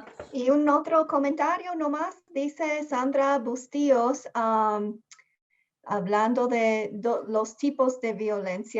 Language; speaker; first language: Spanish; early bilingual, heritage; Spanish